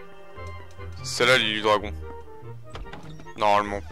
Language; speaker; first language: French; native; French